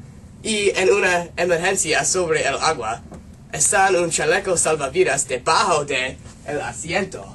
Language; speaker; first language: Spanish; non-native, learner; English